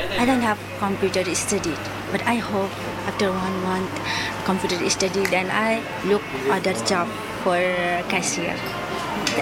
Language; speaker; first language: English; non-native, learner; Nepali